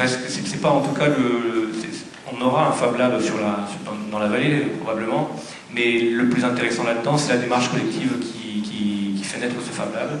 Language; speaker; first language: French; native; French